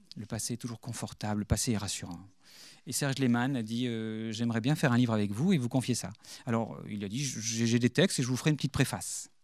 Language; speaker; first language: French; native; French